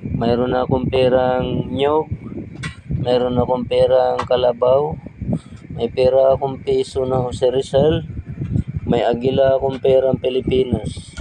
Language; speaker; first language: Filipino; native; Filipino